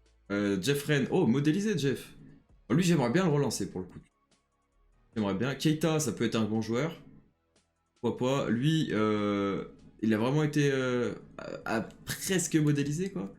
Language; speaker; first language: French; native; French